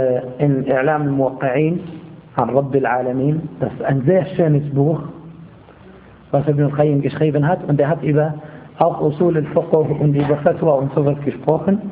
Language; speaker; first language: German; non-native, fluent; Arabic